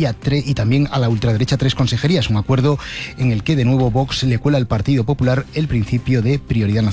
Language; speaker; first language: Spanish; native; Spanish